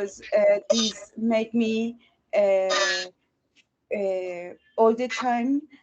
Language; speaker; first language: English; non-native, learner; Spanish